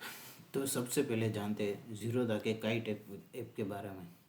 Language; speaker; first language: Hindi; native; Hindi